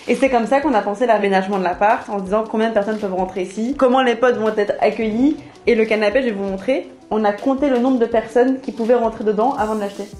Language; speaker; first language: French; native; French